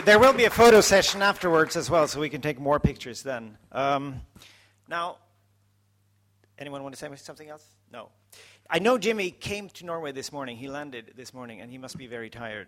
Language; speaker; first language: English; non-native, fluent; Norwegian